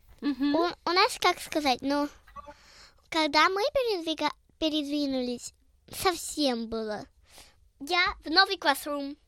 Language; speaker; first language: Russian; early bilingual, heritage; Russian